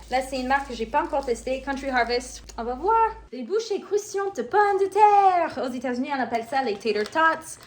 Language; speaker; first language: French; non-native, fluent; English